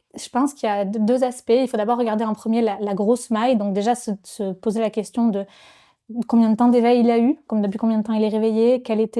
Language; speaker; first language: French; native; French